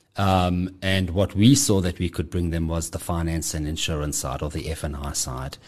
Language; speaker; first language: English; native; English